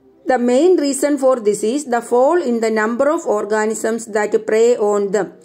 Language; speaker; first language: English; non-native, local second language; Malayalam